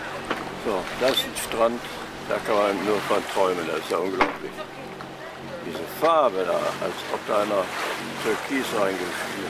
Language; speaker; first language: German; native; German